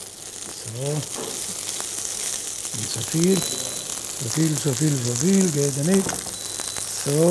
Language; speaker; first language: German; non-native, learner; Italian